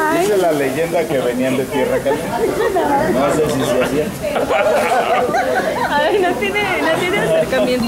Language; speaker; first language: Spanish; native; Spanish